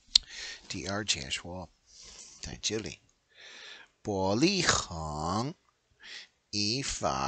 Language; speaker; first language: Chinese; non-native, learner; English